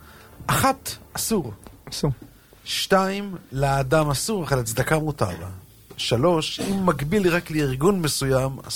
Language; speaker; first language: Hebrew; native; Hebrew